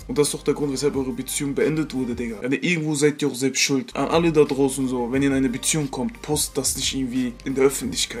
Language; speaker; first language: German; native; German